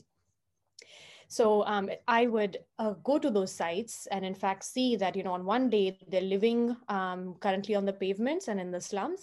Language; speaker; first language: English; non-native, local second language; Hindi